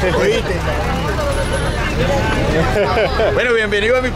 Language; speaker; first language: Spanish; native; Spanish